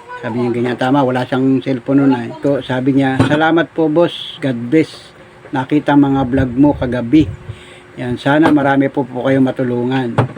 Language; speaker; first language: Filipino; native; Filipino